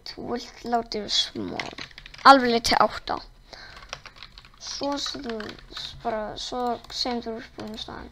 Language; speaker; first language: Icelandic; non-native, learner; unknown